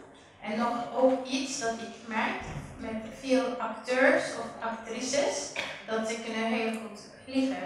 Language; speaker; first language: Dutch; non-native, fluent; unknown